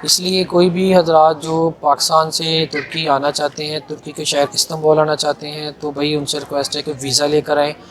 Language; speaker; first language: Urdu; non-native, local second language; Punjabi